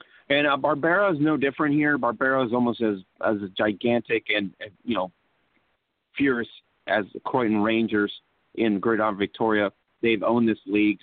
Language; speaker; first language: English; early bilingual, other home language; Spanish